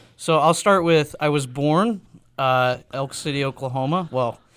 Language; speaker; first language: English; native; English